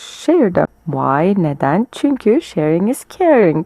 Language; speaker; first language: English; non-native, fluent; Turkish